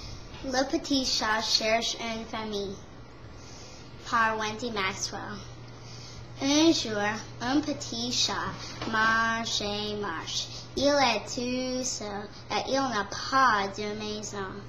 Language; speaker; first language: French; non-native, learner; English